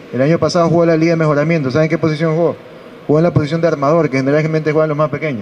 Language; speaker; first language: Spanish; native; Spanish